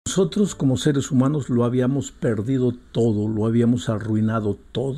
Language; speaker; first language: Spanish; native; Spanish